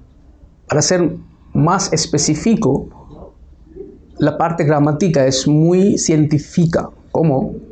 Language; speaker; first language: Spanish; non-native, fluent; Bangla